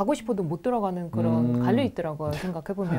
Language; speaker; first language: Korean; non-native, fluent; Russian